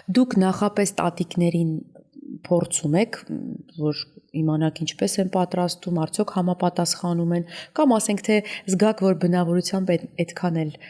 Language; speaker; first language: Armenian; native; Armenian